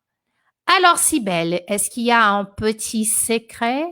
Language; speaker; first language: French; non-native, fluent; Portuguese